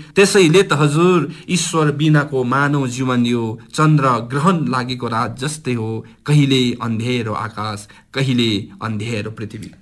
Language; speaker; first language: Nepali; native; Nepali